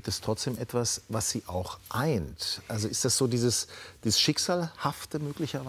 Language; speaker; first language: German; native; German